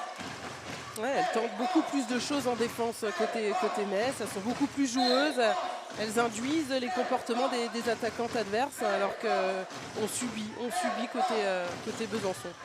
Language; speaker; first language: French; native; French